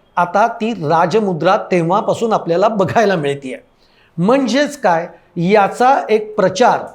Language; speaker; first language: Marathi; native; Marathi